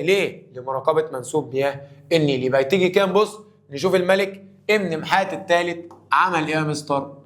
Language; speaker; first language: Arabic; native; Arabic